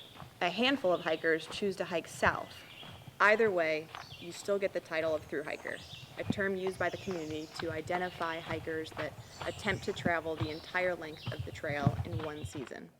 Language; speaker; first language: English; native; English